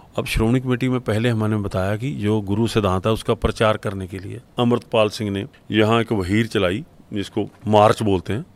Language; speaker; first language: Hindi; non-native, local second language; Punjabi